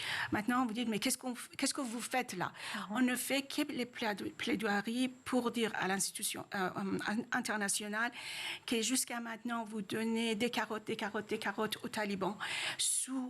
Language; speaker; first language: French; non-native, fluent; Persian